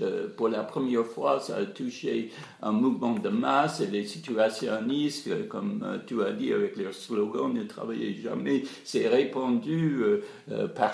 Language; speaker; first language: French; non-native, fluent; English